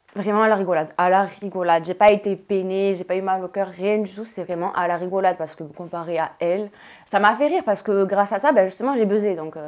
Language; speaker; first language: French; native; French